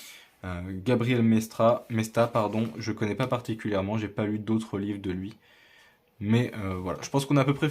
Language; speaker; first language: French; native; French